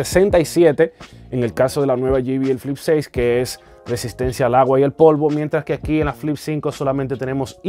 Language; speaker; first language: Spanish; native; Spanish